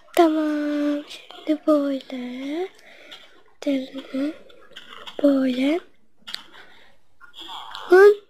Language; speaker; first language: Turkish; non-native, learner; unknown